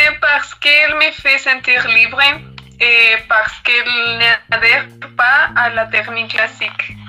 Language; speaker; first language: French; non-native, learner; Spanish